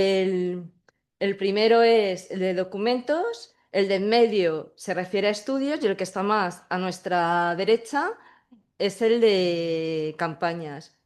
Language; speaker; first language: Spanish; native; Spanish